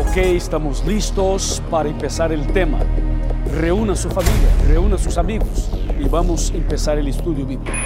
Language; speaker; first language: Spanish; non-native, fluent; Portuguese